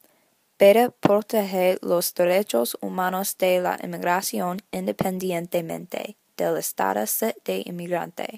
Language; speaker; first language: Spanish; non-native, learner; English